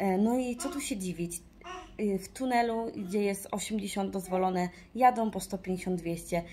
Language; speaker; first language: Polish; early bilingual, heritage; Polish